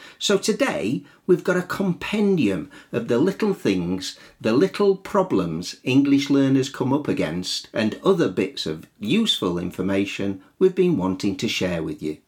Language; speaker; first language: English; native; English